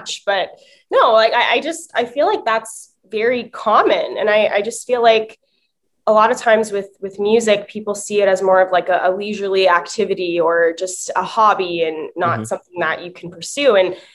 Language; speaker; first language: English; native; English